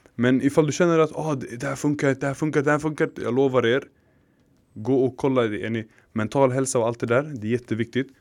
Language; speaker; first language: Swedish; early bilingual, other home language; Arabic